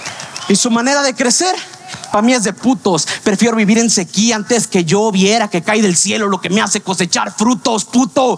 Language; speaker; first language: Spanish; native; Spanish